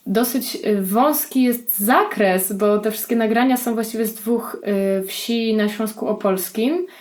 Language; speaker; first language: Polish; native; Polish